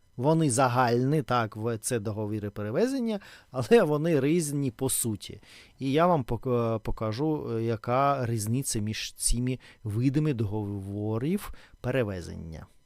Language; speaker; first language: Ukrainian; native; Ukrainian